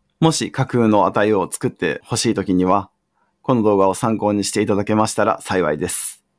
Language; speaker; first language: Japanese; native; Japanese